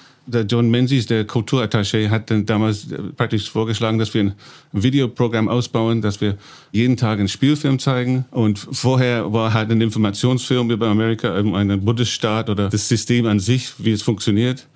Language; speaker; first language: German; non-native, fluent; English